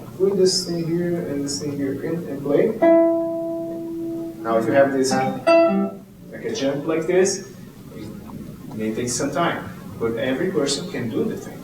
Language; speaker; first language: English; non-native, fluent; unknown